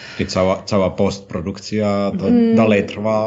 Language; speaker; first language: Polish; non-native, learner; Finnish